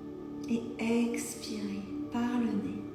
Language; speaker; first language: French; native; French